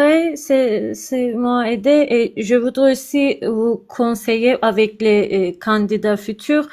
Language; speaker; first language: French; non-native, learner; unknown